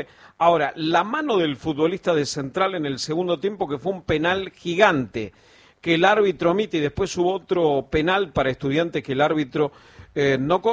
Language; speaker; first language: Spanish; native; Spanish